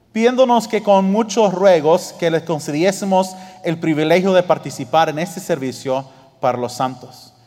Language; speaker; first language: Spanish; early bilingual, heritage; English